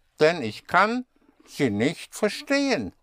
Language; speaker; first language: German; non-native, learner; English